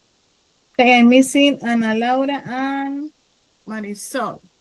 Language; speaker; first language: English; non-native, learner; Spanish